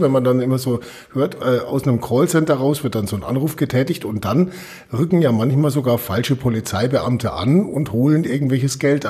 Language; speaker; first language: German; native; German